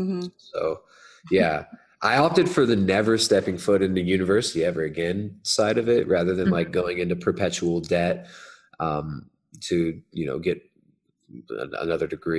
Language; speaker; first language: English; native; English